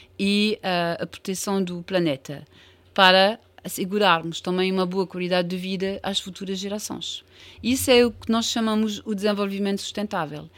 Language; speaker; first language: Portuguese; non-native, fluent; French